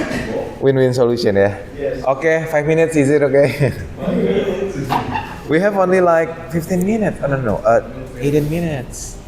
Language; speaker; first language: English; non-native, fluent; Indonesian